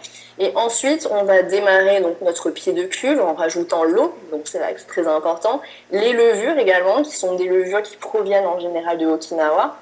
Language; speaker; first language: French; native; French